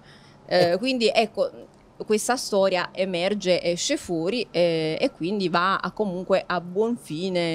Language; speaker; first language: Italian; native; Italian